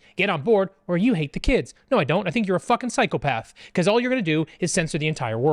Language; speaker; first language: English; native; English